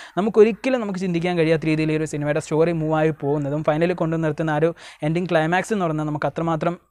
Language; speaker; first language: Malayalam; native; Malayalam